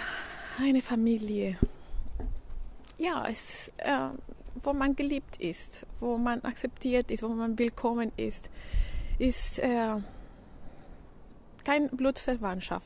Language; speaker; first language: German; non-native, fluent; Spanish